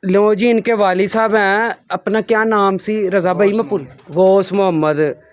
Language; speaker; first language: Urdu; non-native, local second language; Punjabi